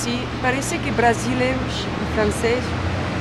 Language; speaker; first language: Portuguese; non-native, learner; French